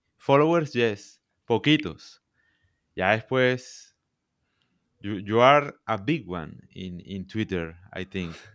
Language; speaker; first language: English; non-native, learner; Spanish